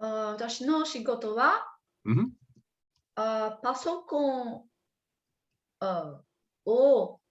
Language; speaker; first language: Japanese; non-native, learner; Greek